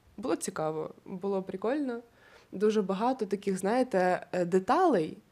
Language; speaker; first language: Ukrainian; native; Ukrainian